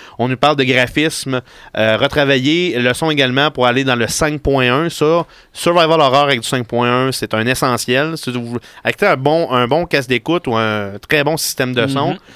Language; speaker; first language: French; native; French